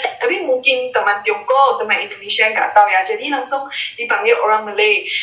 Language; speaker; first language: Indonesian; non-native, fluent; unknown